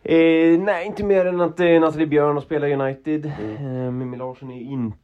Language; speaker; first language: Swedish; native; Swedish